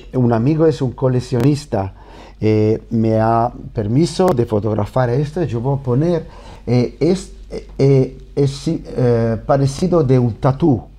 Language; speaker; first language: Spanish; non-native, learner; Italian